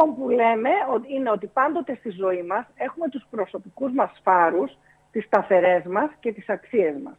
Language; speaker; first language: Greek; native; Greek